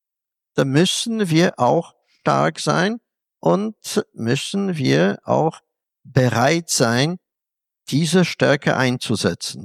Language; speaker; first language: German; non-native, fluent; Polish